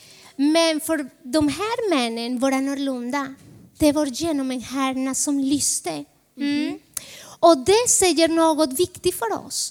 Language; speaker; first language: Swedish; non-native, fluent; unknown